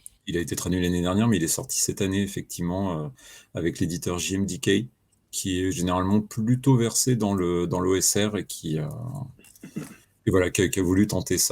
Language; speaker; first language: French; native; French